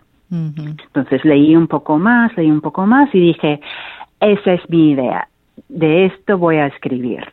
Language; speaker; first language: Spanish; non-native, fluent; English